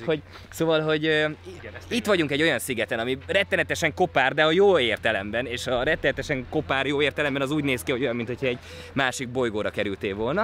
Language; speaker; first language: Hungarian; native; Hungarian